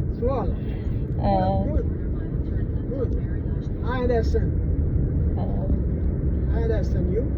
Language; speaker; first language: English; non-native, learner; Haitian Creole